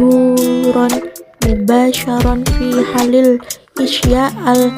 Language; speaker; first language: Arabic; non-native, learner; Indonesian